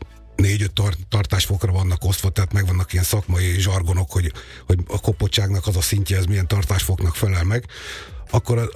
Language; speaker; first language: Hungarian; native; Hungarian